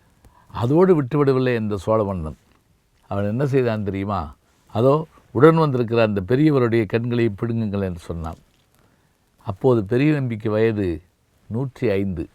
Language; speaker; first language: Tamil; native; Tamil